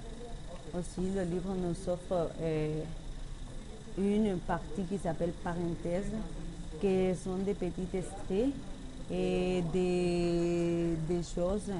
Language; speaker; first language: French; non-native, learner; Spanish